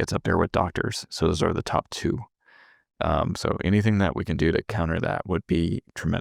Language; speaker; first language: English; native; English